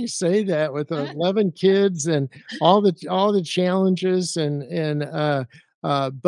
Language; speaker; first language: English; native; English